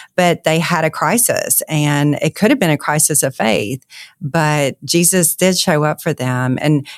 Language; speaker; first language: English; native; English